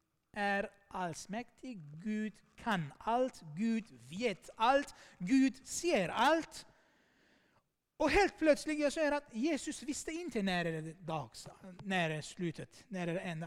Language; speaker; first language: Swedish; non-native, fluent; Armenian